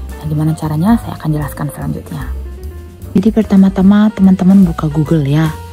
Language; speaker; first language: Indonesian; native; Indonesian